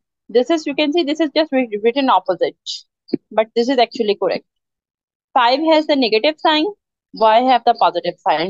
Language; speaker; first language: English; non-native, local second language; Urdu